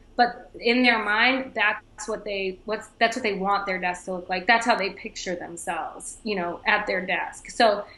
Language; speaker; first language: English; native; English